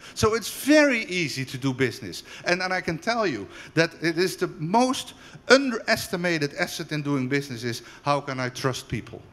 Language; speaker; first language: English; non-native, fluent; Dutch